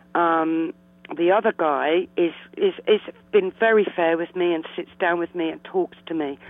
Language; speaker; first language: English; native; English